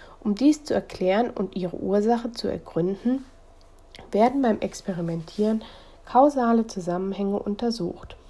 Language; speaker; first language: German; native; German